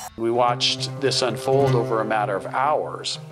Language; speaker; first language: English; native; English